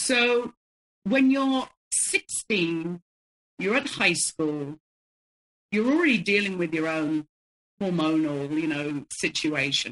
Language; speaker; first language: English; native; English